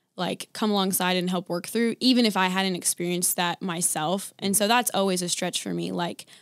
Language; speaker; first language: English; native; English